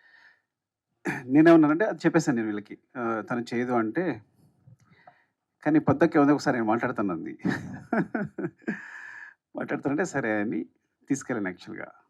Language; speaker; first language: Telugu; native; Telugu